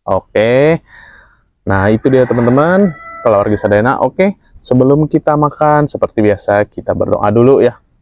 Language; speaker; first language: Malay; non-native, local second language; Sundanese